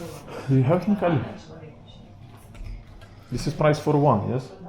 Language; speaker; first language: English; non-native, learner; Lithuanian